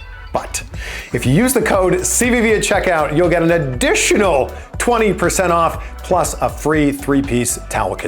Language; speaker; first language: English; native; English